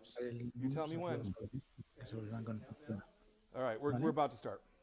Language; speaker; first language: English; native; English